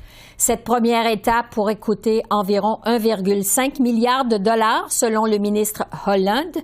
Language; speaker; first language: French; native; French